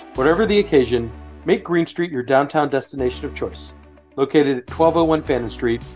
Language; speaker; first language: English; native; English